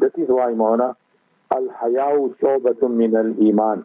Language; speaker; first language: English; native; English